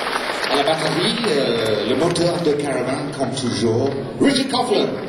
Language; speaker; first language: French; non-native, learner; English